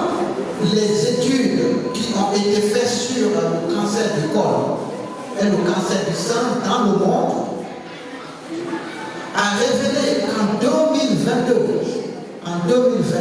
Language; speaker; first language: French; non-native, local second language; Wolof